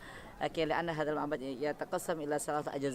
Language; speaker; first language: Arabic; non-native, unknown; Indonesian